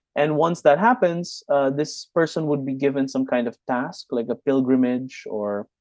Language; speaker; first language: English; non-native, local second language; Hiligaynon